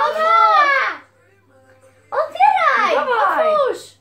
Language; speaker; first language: Polish; early bilingual, heritage; Polish